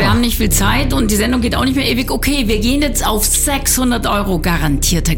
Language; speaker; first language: German; native; German